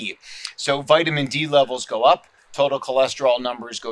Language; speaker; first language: English; native; English